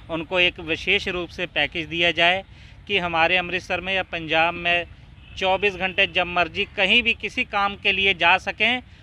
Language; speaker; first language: Hindi; non-native, local second language; Punjabi